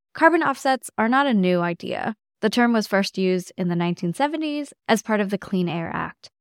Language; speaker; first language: English; native; English